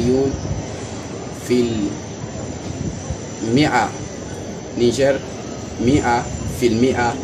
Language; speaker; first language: Arabic; non-native, learner; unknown